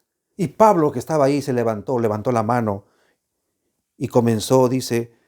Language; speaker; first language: Spanish; native; Spanish